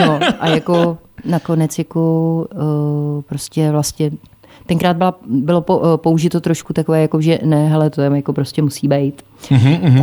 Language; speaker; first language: Czech; native; Czech